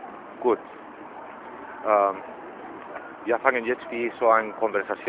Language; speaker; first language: German; non-native, learner; Spanish